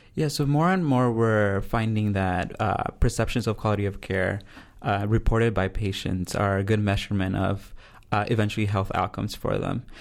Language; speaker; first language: English; early bilingual, other home language; Spanish